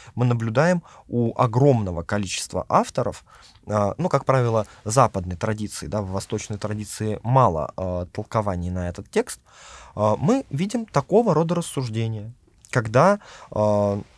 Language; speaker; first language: Russian; native; Russian